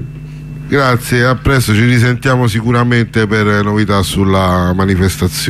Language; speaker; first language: Italian; native; Italian